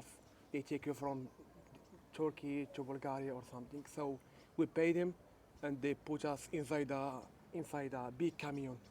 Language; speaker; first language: English; non-native, learner; Arabic